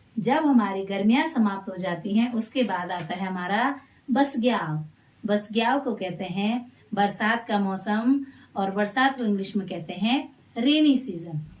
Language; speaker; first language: Hindi; non-native, local second language; Garhwali